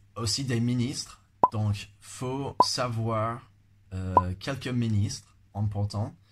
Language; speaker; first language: French; non-native, fluent; English